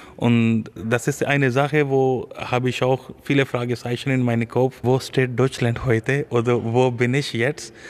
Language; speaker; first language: German; non-native, fluent; Urdu